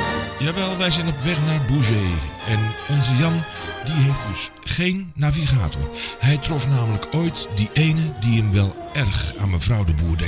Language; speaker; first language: Dutch; native; Dutch